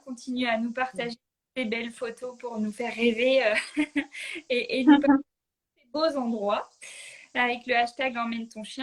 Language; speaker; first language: French; native; French